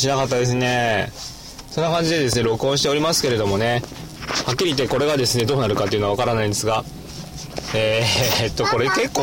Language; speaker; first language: Japanese; native; Japanese